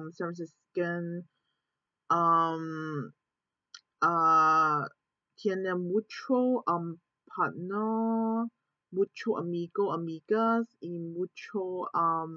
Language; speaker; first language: Spanish; non-native, learner; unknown